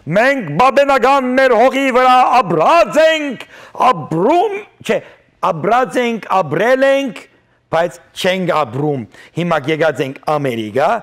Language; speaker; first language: Armenian; early bilingual, heritage; Armenian